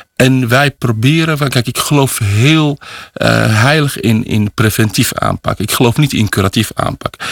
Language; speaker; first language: Dutch; early bilingual, other home language; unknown